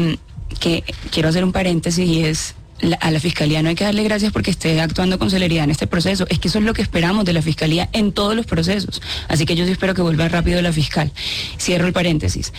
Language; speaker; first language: Spanish; native; Spanish